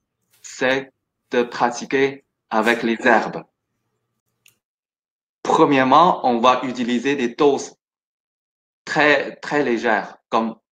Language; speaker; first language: French; non-native, fluent; Chinese